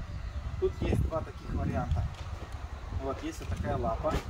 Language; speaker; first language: Russian; native; Russian